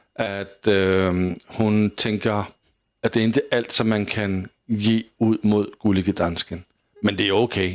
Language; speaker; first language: Swedish; non-native, learner; Danish